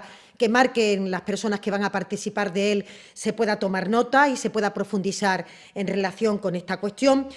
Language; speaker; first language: Spanish; native; Spanish